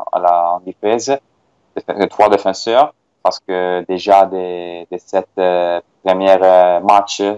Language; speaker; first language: French; non-native, fluent; Italian